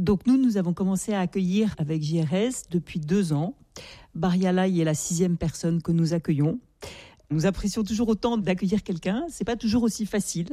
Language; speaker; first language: French; native; French